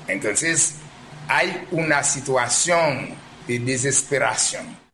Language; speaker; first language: Spanish; non-native, fluent; Haitian Creole